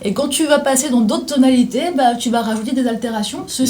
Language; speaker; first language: French; native; French